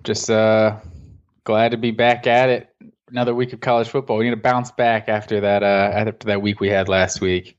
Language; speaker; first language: English; native; English